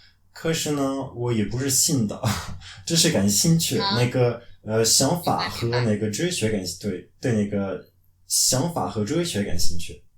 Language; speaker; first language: Chinese; non-native, fluent; French